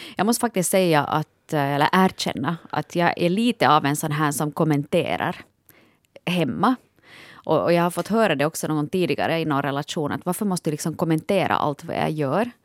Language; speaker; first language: Swedish; native; Swedish